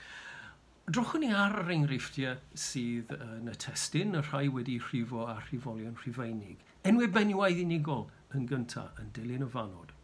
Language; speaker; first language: Welsh; native; Welsh